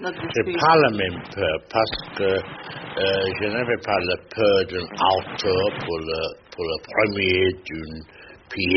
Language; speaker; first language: French; non-native, learner; English